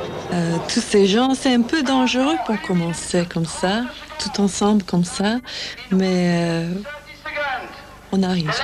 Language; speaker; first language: French; non-native, learner; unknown